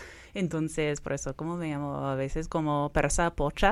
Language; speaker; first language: Spanish; non-native, fluent; English